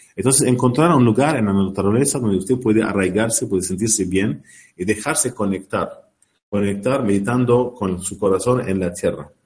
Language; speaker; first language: Spanish; non-native, learner; Arabic